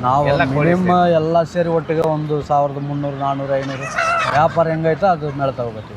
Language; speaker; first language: Kannada; non-native, local second language; Tamil